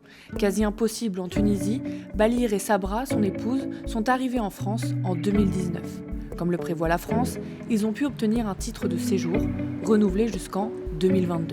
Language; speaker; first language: French; native; French